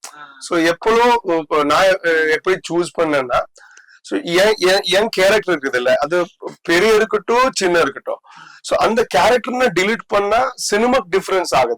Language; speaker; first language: Tamil; non-native, learner; Tulu